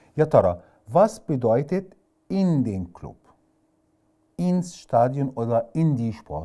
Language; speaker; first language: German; non-native, fluent; Arabic